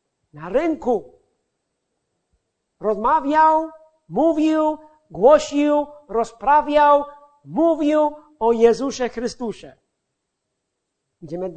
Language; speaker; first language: Polish; non-native, fluent; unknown